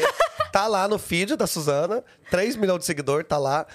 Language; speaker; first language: Portuguese; native; Portuguese